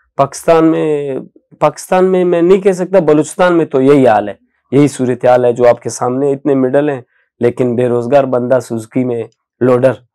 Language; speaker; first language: Urdu; non-native, local second language; Baluchi